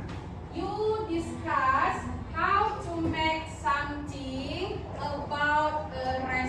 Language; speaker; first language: English; non-native, learner; Indonesian